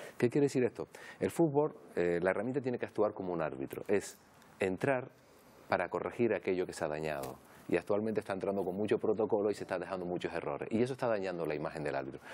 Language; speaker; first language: Spanish; native; Spanish